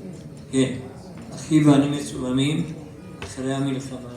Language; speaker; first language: Hebrew; non-native, fluent; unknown